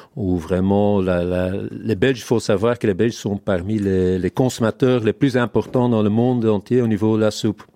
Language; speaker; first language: French; non-native, fluent; Dutch